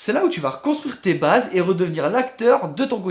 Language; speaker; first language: French; native; French